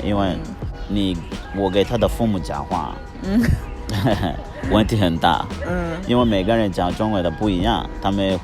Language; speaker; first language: Chinese; non-native, learner; Kinyarwanda